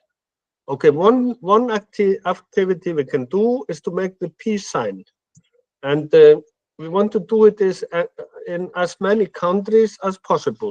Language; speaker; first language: English; non-native, fluent; Icelandic